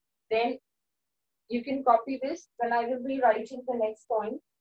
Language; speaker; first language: English; non-native, local second language; Hindi